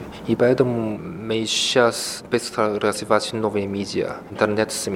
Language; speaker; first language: Russian; non-native, fluent; Chinese